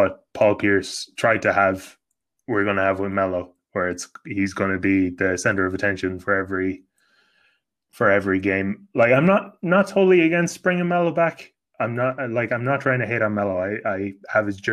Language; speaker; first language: English; native; English